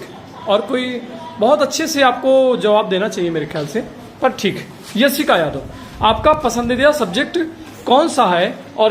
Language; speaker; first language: Hindi; native; Hindi